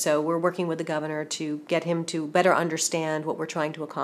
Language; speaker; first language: English; native; English